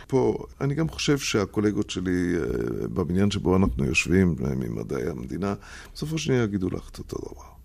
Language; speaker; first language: Hebrew; non-native, fluent; German